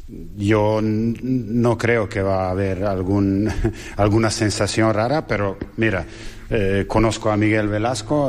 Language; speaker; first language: Spanish; non-native, fluent; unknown